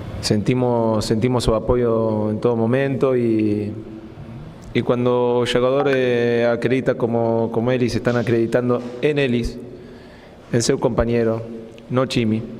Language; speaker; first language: Portuguese; non-native, fluent; Spanish